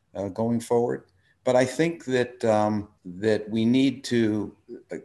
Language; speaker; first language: English; native; English